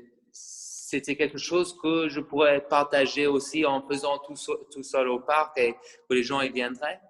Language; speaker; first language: French; non-native, fluent; English